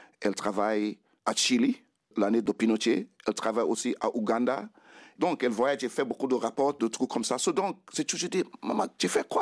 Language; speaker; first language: French; non-native, fluent; Krio